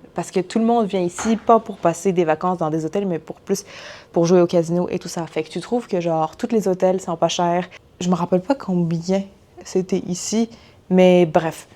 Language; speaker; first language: French; early bilingual, other home language; Arabic